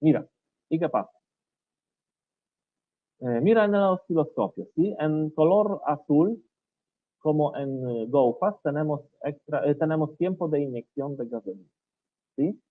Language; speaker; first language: Spanish; non-native, learner; Polish